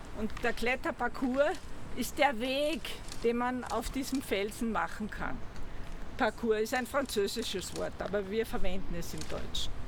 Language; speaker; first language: German; native; German